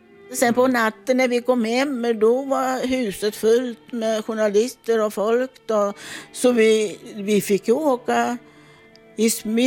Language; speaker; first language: Swedish; non-native, fluent; Italian